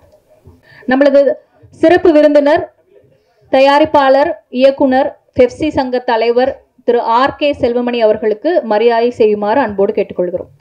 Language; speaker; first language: Tamil; native; Tamil